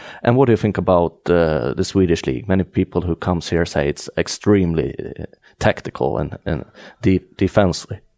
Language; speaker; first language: English; non-native, fluent; Swedish